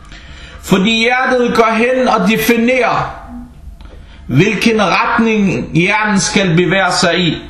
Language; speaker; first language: Danish; early bilingual, other home language; Arabic